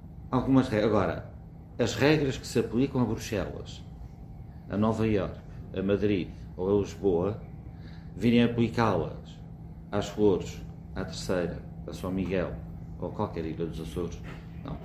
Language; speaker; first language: Portuguese; native; Portuguese